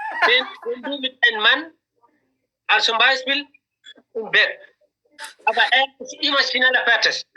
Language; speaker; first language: German; non-native, learner; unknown